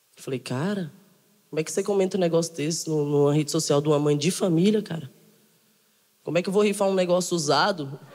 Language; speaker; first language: Portuguese; native; Portuguese